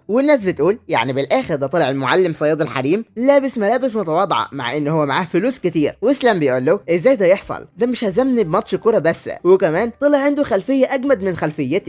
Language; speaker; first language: Arabic; native; Arabic